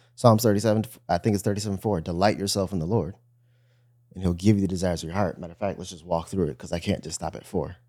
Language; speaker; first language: English; native; English